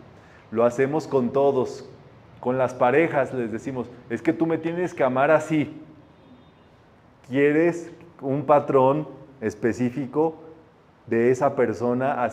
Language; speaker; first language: Spanish; native; Spanish